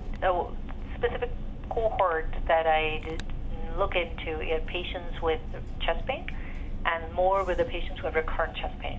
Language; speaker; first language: English; non-native, local second language; Urdu